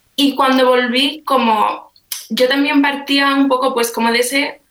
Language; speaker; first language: Spanish; native; Spanish